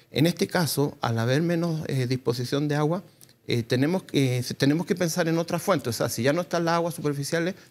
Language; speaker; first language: Spanish; native; Spanish